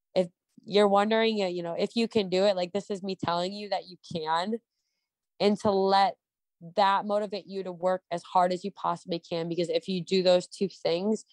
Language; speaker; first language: English; native; English